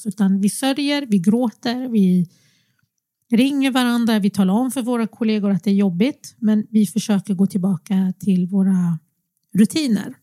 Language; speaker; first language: Swedish; early bilingual, other home language; Arabic